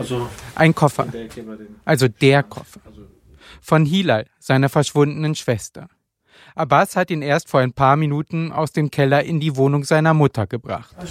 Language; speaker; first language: German; native; German